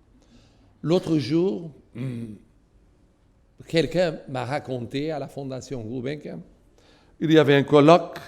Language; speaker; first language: French; non-native, fluent; Portuguese